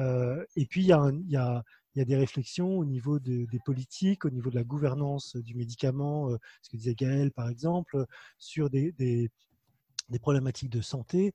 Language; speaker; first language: French; native; French